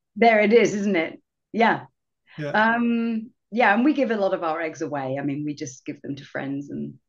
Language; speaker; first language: English; native; English